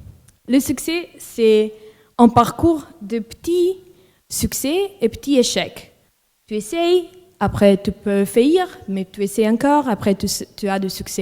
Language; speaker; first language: French; non-native, local second language; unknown